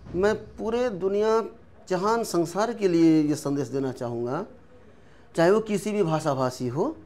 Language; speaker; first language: Hindi; non-native, local second language; Bangla